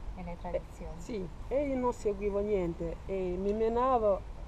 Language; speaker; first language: Italian; non-native, fluent; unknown